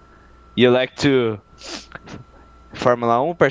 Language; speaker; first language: English; non-native, learner; Portuguese